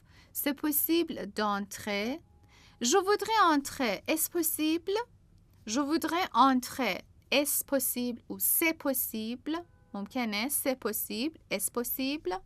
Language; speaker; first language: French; non-native, fluent; Persian